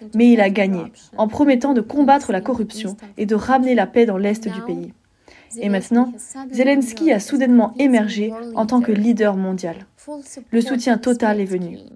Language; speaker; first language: French; non-native, fluent; Ukrainian